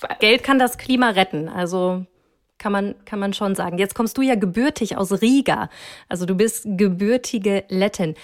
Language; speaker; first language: German; native; German